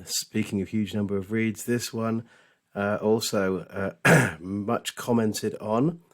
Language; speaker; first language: English; native; English